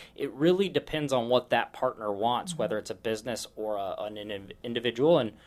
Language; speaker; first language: English; native; English